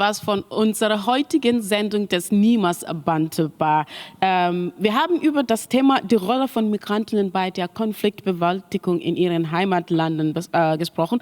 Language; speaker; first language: German; non-native, learner; Mandingo